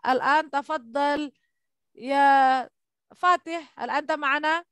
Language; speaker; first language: Arabic; non-native, fluent; Indonesian